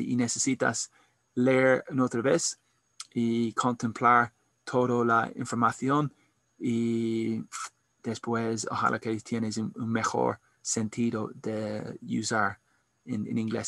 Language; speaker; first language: Spanish; non-native, learner; English